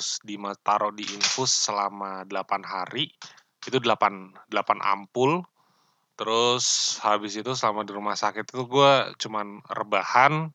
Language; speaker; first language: Indonesian; native; Indonesian